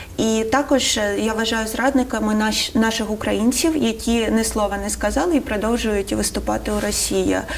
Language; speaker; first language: Ukrainian; non-native, local second language; Russian